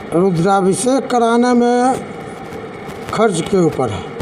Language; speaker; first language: Hindi; native; Hindi